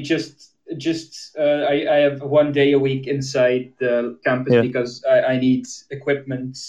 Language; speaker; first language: English; non-native, fluent; Dutch